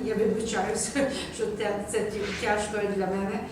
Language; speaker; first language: Ukrainian; non-native, learner; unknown